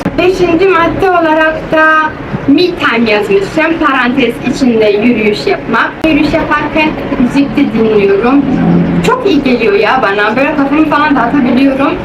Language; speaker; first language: Turkish; early bilingual, heritage; Turkish